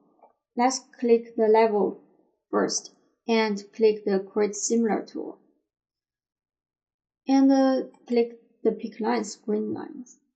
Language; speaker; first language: English; non-native, fluent; Chinese